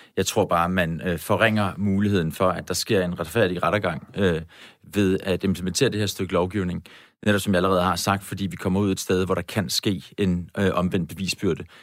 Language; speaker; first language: Danish; native; Danish